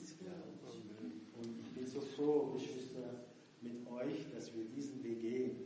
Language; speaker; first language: German; non-native, fluent; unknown